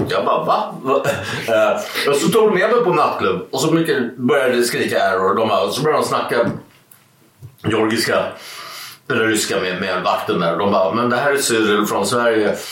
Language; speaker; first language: Swedish; native; Swedish